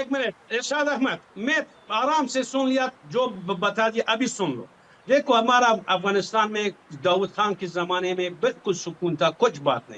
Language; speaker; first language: Hindi; non-native, learner; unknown